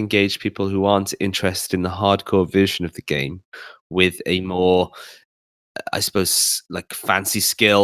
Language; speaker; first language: English; native; English